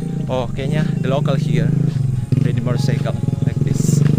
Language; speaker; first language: English; non-native, learner; Indonesian